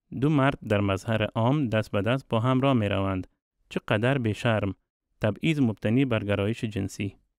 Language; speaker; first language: Persian; native; Persian